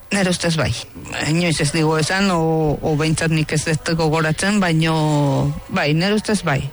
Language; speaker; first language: Basque; early bilingual, heritage; Spanish